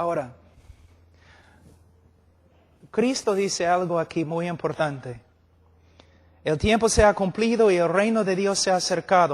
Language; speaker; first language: Spanish; non-native, fluent; English